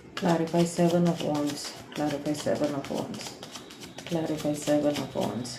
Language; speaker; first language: English; non-native, local second language; Malayalam